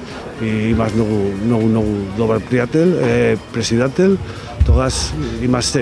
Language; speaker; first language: Macedonian; non-native, learner; Spanish